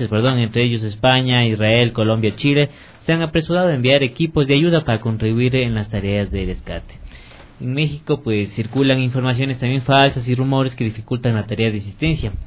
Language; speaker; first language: Spanish; native; Spanish